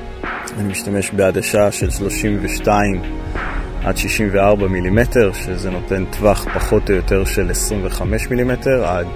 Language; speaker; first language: Hebrew; native; Hebrew